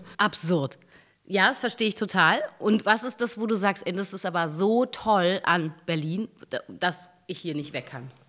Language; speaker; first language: German; native; German